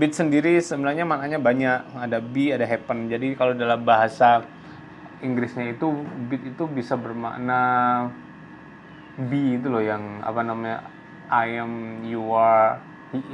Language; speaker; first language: Indonesian; native; Indonesian